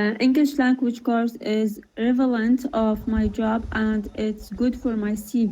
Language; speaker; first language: English; non-native, learner; Arabic